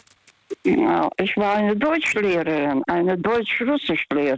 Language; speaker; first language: German; non-native, fluent; Russian